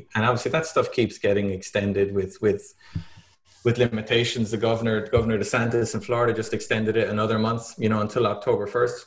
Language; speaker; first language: English; native; English